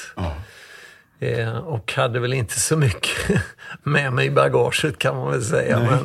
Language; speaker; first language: Swedish; native; Swedish